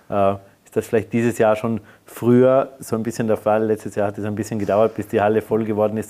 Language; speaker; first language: German; native; German